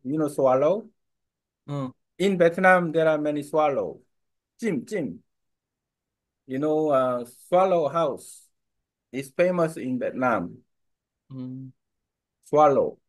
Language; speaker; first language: English; non-native, learner; Korean